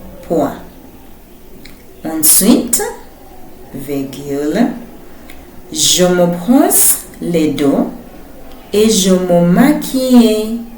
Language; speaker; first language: French; non-native, fluent; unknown